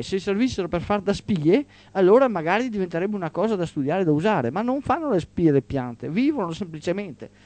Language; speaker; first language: Italian; native; Italian